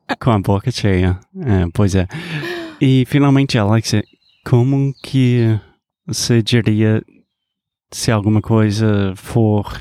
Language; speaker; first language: Portuguese; non-native, fluent; English